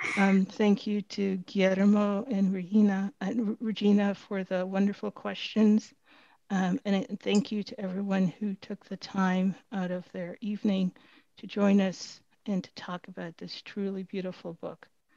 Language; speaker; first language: English; native; English